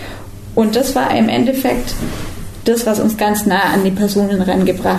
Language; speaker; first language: German; native; German